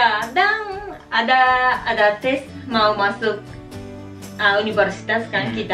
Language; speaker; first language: Indonesian; non-native, learner; Japanese